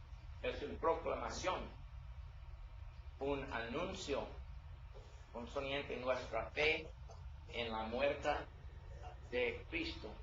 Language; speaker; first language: Spanish; non-native, learner; English